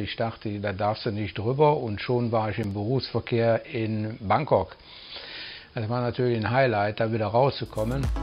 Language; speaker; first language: German; native; German